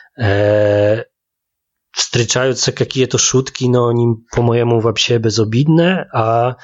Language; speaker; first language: Polish; non-native, learner; Russian